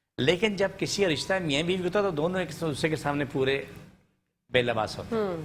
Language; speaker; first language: Urdu; non-native, local second language; Punjabi